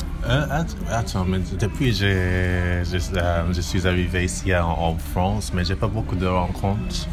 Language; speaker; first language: French; non-native, learner; English